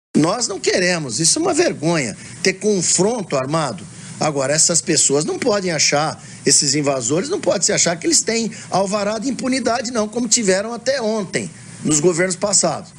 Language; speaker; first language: Portuguese; native; Portuguese